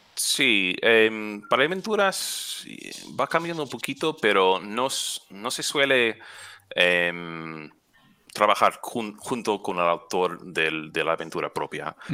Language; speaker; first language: Spanish; non-native, fluent; English